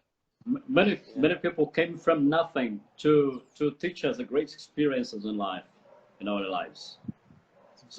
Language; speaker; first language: English; non-native, fluent; Portuguese